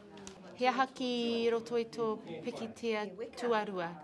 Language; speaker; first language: Māori; non-native, learner; English